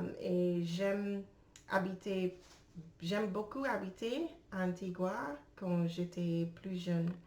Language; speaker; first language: French; non-native, learner; English